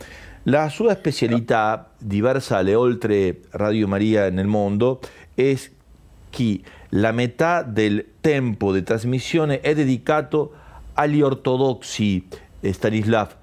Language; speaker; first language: Italian; non-native, learner; Spanish